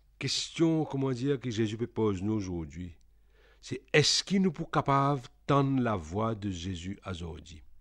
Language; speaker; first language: French; non-native, local second language; Réunion Creole French